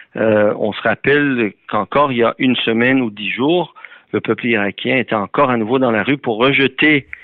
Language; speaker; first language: French; early bilingual, other home language; Persian